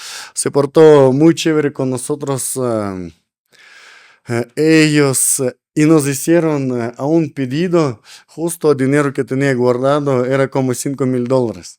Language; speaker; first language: Spanish; non-native, learner; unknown